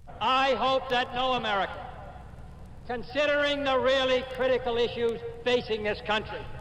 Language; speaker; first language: English; native; English